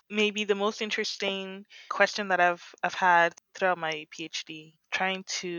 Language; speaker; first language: English; non-native, local second language; Yoruba